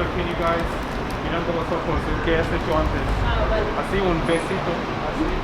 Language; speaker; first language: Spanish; non-native, learner; English